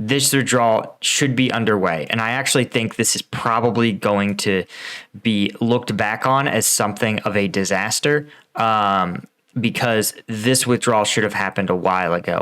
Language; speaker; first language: English; native; English